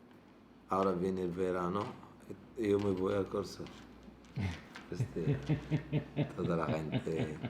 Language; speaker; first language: Spanish; non-native, learner; Arabic